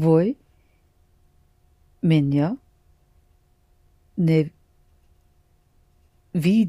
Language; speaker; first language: Russian; non-native, learner; English